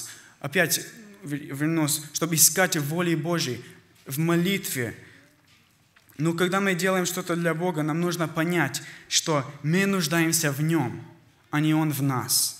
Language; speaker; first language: Russian; early bilingual, heritage; Russian